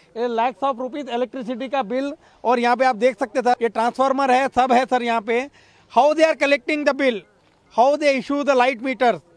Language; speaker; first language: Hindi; non-native, local second language; Urdu